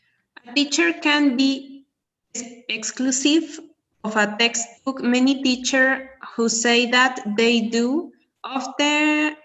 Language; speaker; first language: English; non-native, learner; Spanish